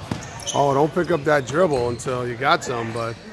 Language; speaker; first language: English; native; English